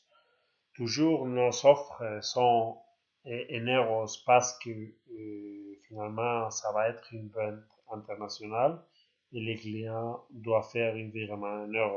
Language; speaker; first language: French; non-native, learner; Spanish